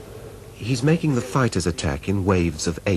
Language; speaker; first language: English; native; English